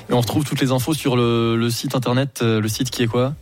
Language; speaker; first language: French; native; French